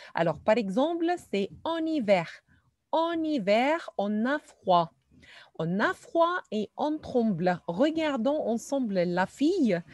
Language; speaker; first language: French; non-native, fluent; Arabic